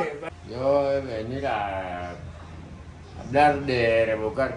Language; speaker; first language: Spanish; non-native, local second language; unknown